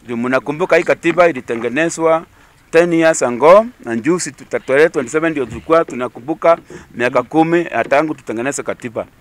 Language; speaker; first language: Swahili; non-native, local second language; Embu